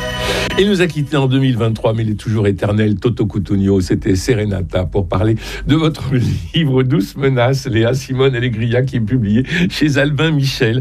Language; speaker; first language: French; native; French